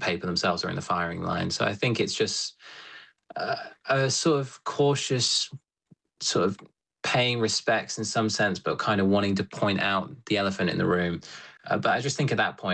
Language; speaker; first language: English; native; English